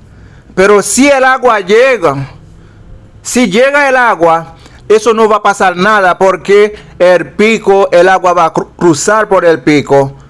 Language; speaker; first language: Spanish; non-native, fluent; Haitian Creole